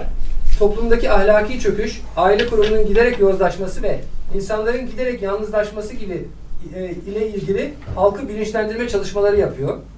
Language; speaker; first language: Turkish; native; Turkish